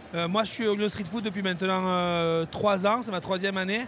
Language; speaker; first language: French; native; French